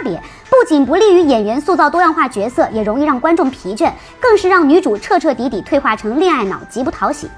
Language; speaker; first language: Chinese; native; Chinese